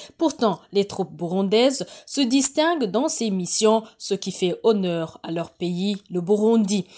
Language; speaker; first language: French; non-native, local second language; Rundi